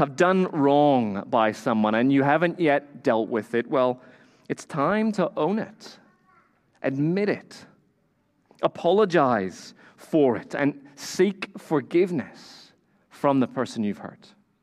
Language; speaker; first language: English; native; English